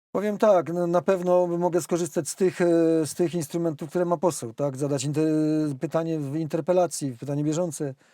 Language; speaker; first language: Polish; native; Polish